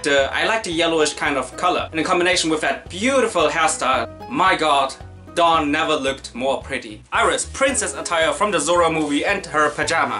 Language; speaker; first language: English; non-native, fluent; German